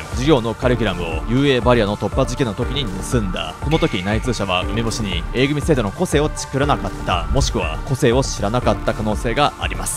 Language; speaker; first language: Japanese; native; Japanese